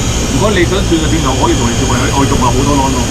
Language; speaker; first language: Chinese; native; Chinese